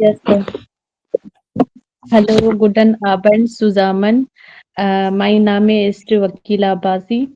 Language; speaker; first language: German; non-native, learner; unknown